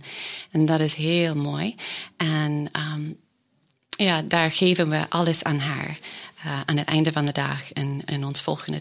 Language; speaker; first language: Dutch; non-native, fluent; English